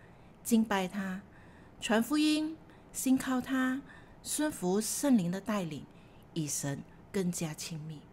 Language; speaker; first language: Chinese; native; Chinese